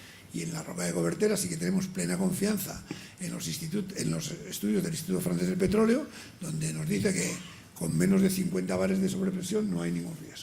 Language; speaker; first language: Spanish; native; Spanish